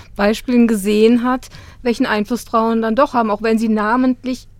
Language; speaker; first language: German; native; German